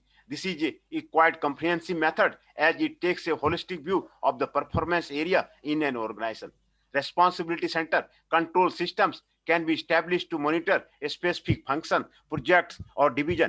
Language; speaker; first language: English; non-native, local second language; Hindi